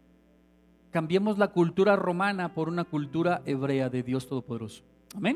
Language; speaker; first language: Spanish; native; Spanish